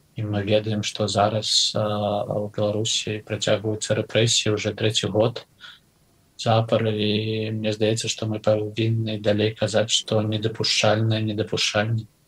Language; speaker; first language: Belarusian; non-native, local second language; Russian